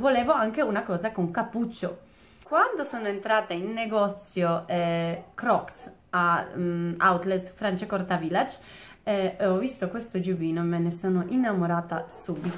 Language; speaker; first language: Italian; non-native, fluent; Polish